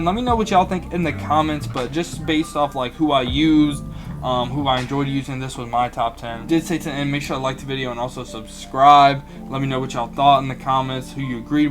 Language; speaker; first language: English; native; English